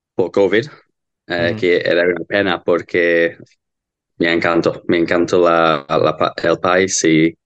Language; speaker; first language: Spanish; non-native, learner; English